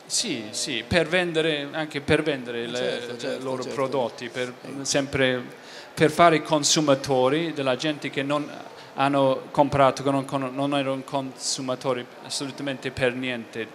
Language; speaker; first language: Italian; non-native, fluent; English